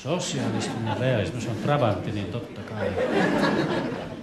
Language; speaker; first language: Finnish; native; Finnish